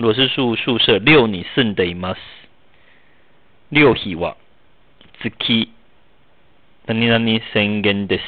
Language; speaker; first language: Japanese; non-native, fluent; Chinese